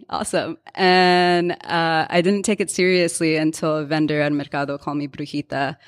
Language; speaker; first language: English; early bilingual, other home language; Spanish